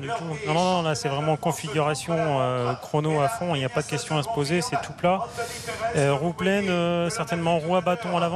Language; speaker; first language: French; native; French